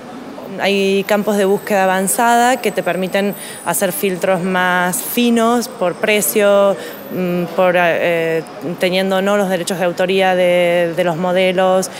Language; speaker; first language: Spanish; native; Spanish